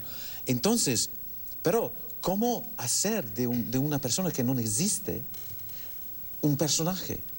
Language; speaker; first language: Spanish; non-native, fluent; English